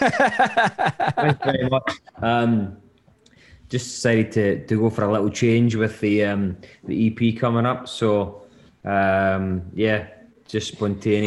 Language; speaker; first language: English; native; English